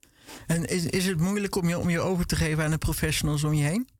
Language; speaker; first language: Dutch; native; Dutch